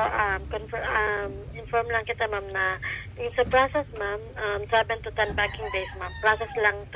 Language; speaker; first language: Filipino; native; Filipino